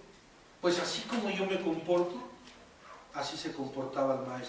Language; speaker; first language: Spanish; native; Spanish